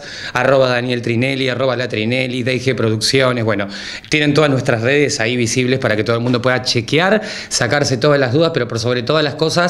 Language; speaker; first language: Spanish; native; Spanish